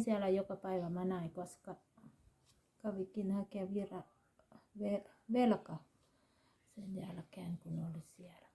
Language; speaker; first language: Finnish; non-native, learner; Thai